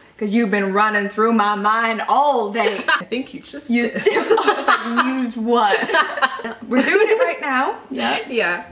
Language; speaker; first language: English; native; English